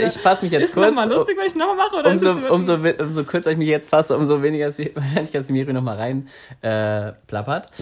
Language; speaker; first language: German; native; German